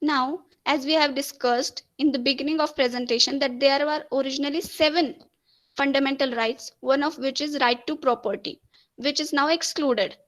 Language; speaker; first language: English; non-native, local second language; Marathi